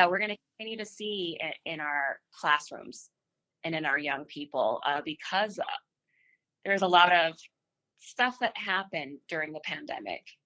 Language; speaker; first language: English; native; English